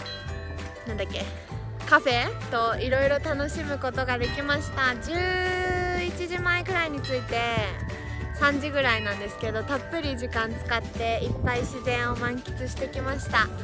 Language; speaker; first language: Japanese; native; Japanese